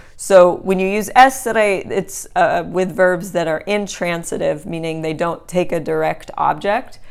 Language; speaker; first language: English; native; English